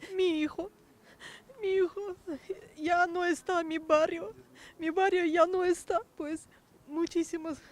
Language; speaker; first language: Spanish; non-native, learner; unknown